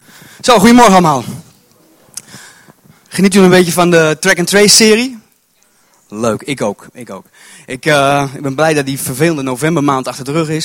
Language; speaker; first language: Dutch; native; Dutch